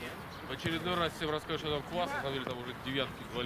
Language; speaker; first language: Russian; native; Russian